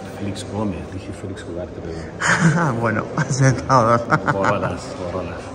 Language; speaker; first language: Spanish; native; Spanish